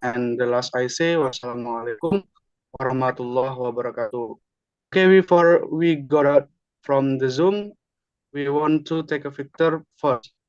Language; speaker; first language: English; non-native, learner; Indonesian